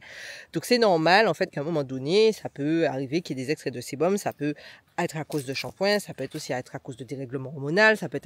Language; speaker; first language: French; native; French